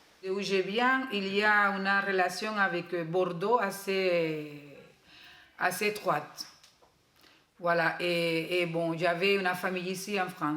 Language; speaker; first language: French; non-native, fluent; Spanish